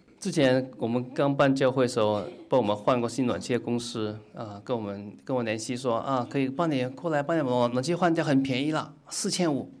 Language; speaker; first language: Chinese; non-native, local second language; Cantonese